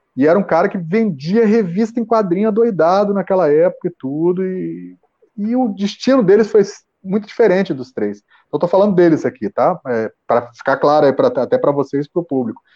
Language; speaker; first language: Portuguese; native; Portuguese